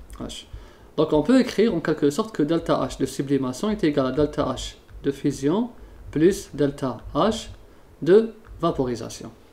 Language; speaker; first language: French; non-native, local second language; Arabic